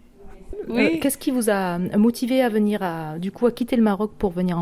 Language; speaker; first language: French; native; French